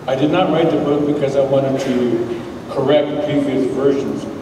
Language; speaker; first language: English; native; English